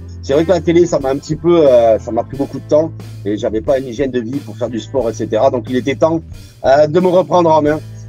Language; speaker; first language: French; native; French